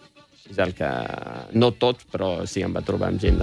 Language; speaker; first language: Catalan; non-native, fluent; Riffian